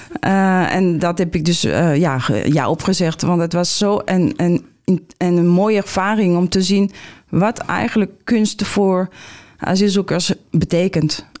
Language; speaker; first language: Dutch; non-native, fluent; French